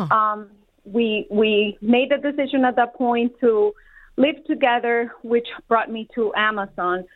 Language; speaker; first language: English; non-native, fluent; Spanish